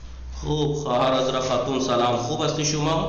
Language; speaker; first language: Persian; non-native, fluent; Urdu